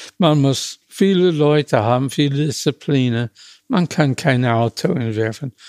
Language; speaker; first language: German; non-native, fluent; English